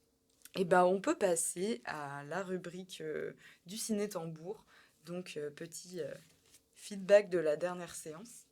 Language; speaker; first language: French; native; French